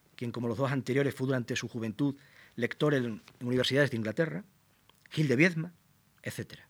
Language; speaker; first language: Spanish; native; Spanish